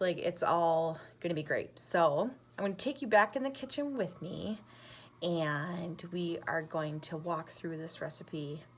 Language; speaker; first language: English; native; English